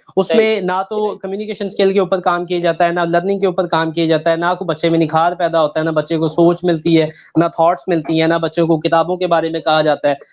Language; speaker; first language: Urdu; non-native, local second language; Punjabi